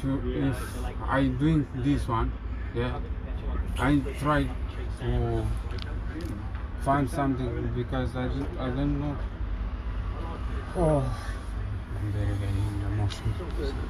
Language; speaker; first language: English; non-native, learner; Romanian